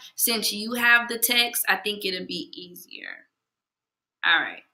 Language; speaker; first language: English; native; English